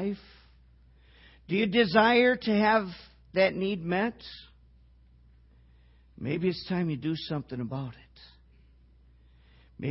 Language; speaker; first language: English; native; English